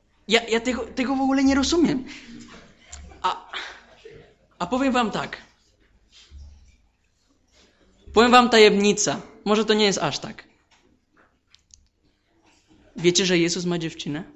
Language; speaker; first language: Polish; non-native, fluent; Spanish